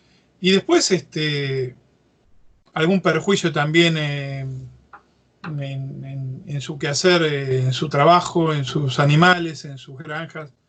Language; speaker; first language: Spanish; native; Spanish